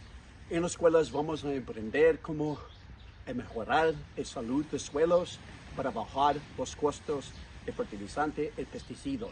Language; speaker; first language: Spanish; non-native, learner; English